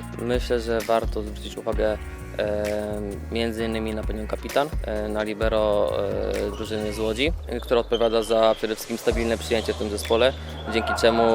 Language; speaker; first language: Polish; native; Polish